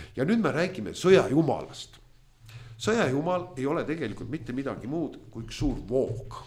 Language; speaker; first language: Estonian; non-native, local second language; Russian